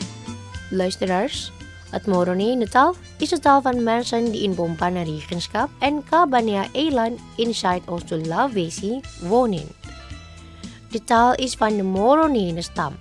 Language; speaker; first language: Dutch; non-native, fluent; Indonesian